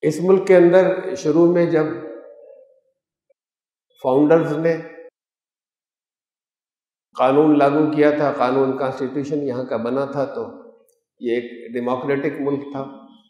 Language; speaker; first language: Urdu; native; Urdu